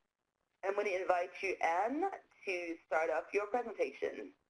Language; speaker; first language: English; native; English